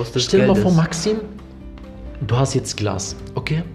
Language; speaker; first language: German; non-native, fluent; Arabic